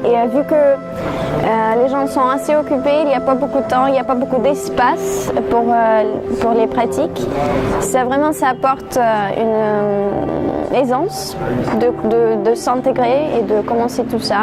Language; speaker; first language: French; non-native, fluent; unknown